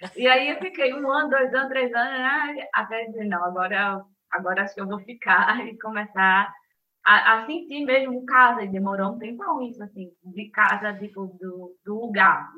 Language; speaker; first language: Portuguese; native; Portuguese